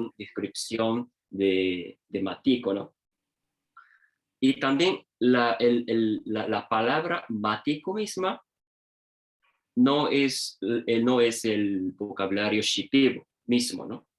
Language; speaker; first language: Spanish; non-native, learner; Japanese